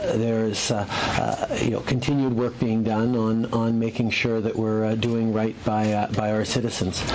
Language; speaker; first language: English; early bilingual, other home language; French